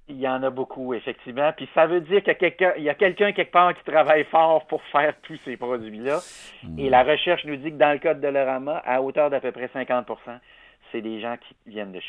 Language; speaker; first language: French; native; French